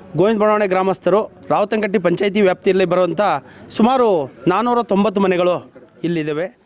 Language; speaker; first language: Kannada; non-native, local second language; Lambadi